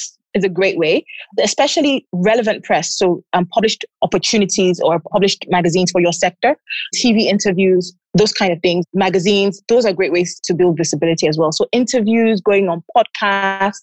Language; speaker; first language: English; non-native, local second language; Yoruba